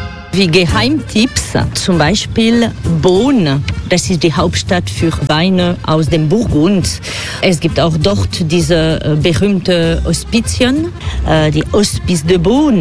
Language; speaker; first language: German; non-native, fluent; French